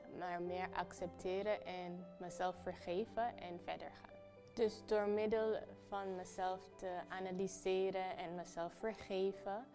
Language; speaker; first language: Dutch; non-native, local second language; Papiamento